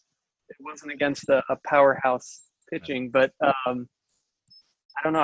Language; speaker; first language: English; native; English